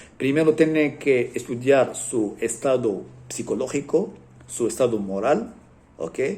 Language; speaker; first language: Spanish; non-native, fluent; Arabic